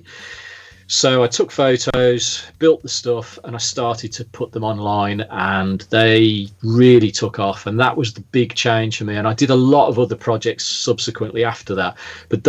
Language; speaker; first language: English; native; English